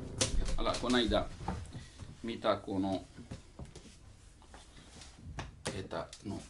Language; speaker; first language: Japanese; non-native, learner; Italian